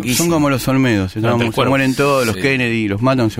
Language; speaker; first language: Spanish; native; Spanish